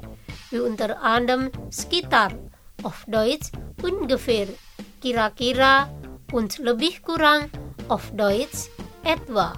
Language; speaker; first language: German; non-native, learner; Indonesian